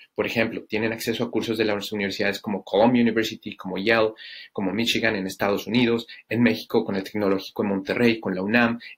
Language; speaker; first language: Spanish; native; Spanish